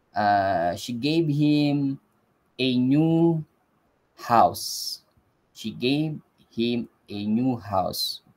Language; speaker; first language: English; non-native, local second language; Filipino